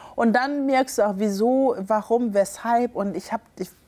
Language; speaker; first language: German; early bilingual, other home language; Akan